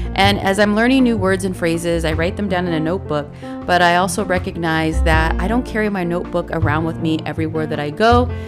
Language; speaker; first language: English; native; English